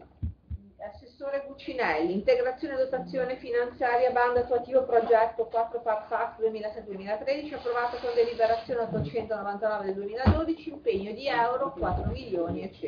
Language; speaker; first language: Italian; native; Italian